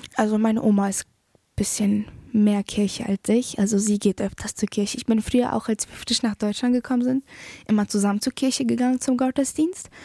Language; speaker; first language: German; early bilingual, other home language; Polish